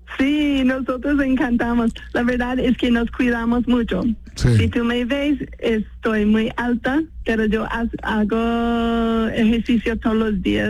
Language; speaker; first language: Spanish; non-native, fluent; English